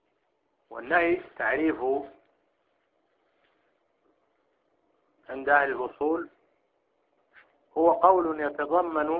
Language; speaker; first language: Arabic; native; Arabic